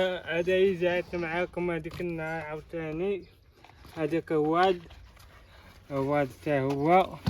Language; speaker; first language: Arabic; native; Arabic